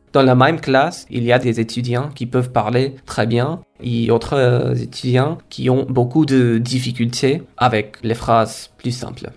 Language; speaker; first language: French; non-native, fluent; Kodava